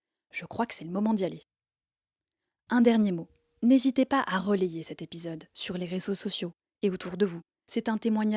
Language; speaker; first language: French; native; French